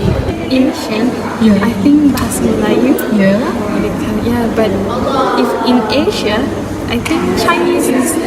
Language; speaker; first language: English; non-native, learner; Thai